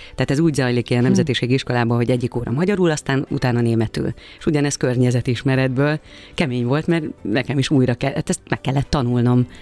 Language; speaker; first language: Hungarian; native; Hungarian